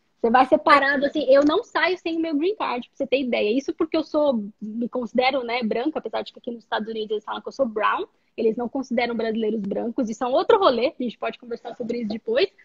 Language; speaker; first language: Portuguese; native; Portuguese